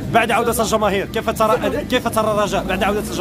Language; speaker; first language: Arabic; native; Arabic